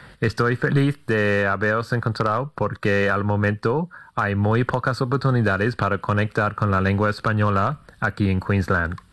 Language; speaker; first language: Spanish; non-native, fluent; English